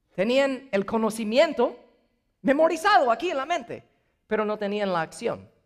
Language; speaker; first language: Spanish; non-native, fluent; English